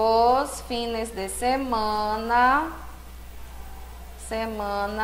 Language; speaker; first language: Spanish; non-native, fluent; Portuguese